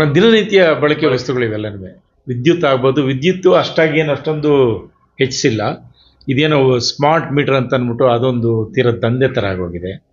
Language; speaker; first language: Kannada; native; Kannada